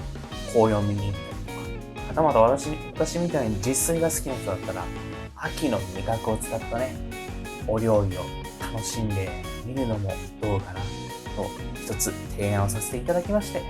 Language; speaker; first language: Japanese; native; Japanese